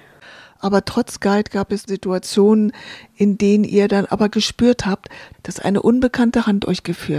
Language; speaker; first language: German; native; German